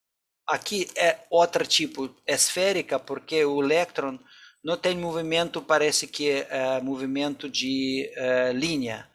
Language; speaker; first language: Portuguese; non-native, fluent; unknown